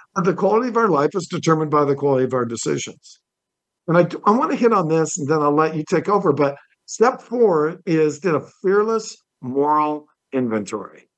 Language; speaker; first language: English; native; English